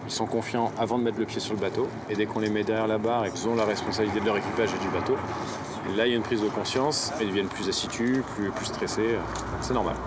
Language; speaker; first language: French; native; French